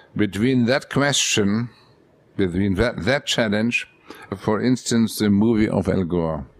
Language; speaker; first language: English; non-native, fluent; German